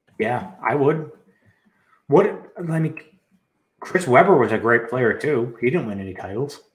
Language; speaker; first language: English; native; English